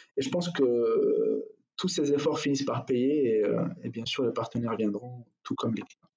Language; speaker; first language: French; non-native, local second language; Arabic